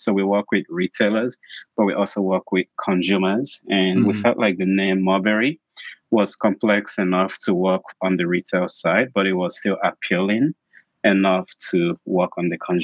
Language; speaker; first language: English; non-native, local second language; Igbo